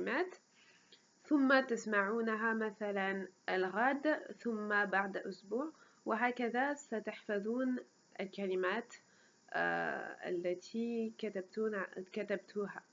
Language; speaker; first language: Arabic; non-native, fluent; French